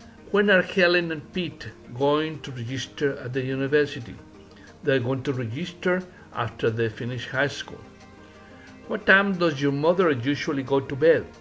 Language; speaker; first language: English; non-native, fluent; Spanish